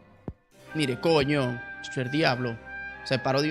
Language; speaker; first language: Spanish; native; Spanish